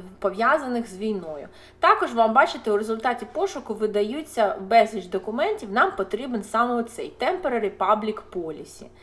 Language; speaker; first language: Ukrainian; non-native, local second language; Russian